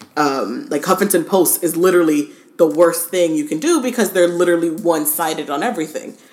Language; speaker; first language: English; native; English